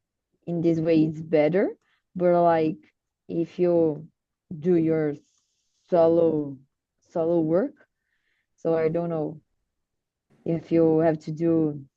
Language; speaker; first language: English; non-native, learner; Portuguese